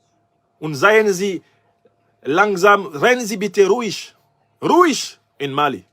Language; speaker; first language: German; non-native, learner; French